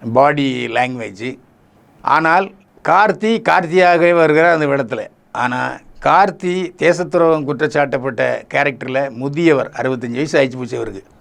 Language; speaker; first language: Tamil; native; Tamil